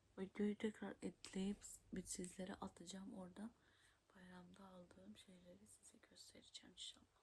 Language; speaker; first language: Turkish; native; Turkish